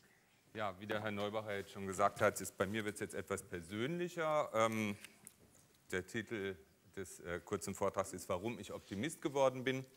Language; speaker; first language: German; native; German